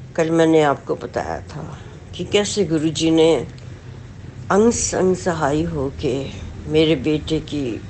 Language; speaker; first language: Hindi; non-native, local second language; Punjabi